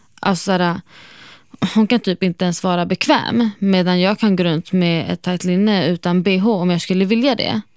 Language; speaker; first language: Swedish; non-native, fluent; Arabic